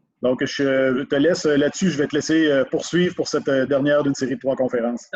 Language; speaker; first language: French; native; French